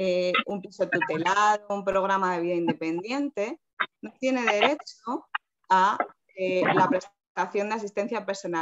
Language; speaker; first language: Spanish; native; Spanish